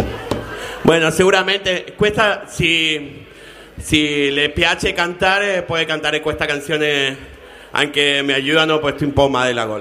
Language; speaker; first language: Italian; non-native, learner; Spanish